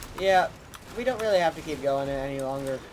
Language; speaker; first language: English; native; English